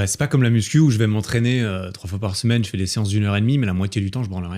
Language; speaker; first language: French; native; French